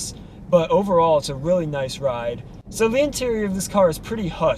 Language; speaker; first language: English; native; English